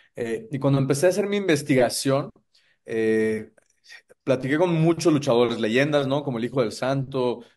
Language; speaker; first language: Spanish; native; Spanish